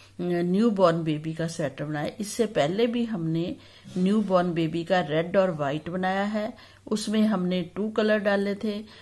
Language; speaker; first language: Hindi; native; Hindi